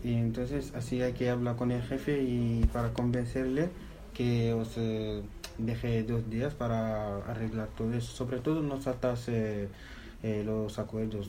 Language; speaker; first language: Spanish; non-native, fluent; Fula